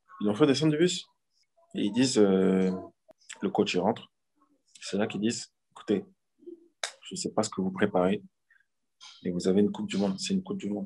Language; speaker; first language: French; native; French